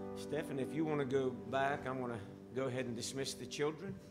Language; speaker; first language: English; native; English